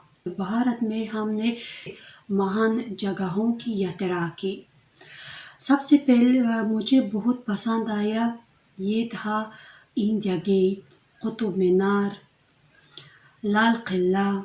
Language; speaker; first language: Hindi; non-native, fluent; Tajik